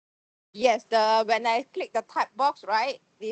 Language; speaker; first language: English; non-native, learner; Chinese